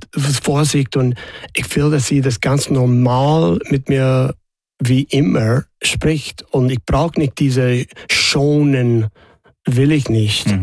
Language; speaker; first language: German; non-native, fluent; English